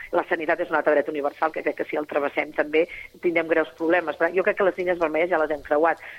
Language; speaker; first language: Catalan; native; Catalan